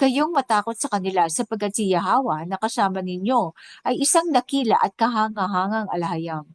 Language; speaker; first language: Filipino; native; Filipino